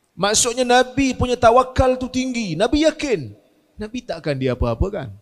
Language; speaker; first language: Malay; native; Malay